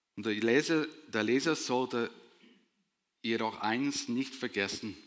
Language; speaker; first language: German; non-native, fluent; English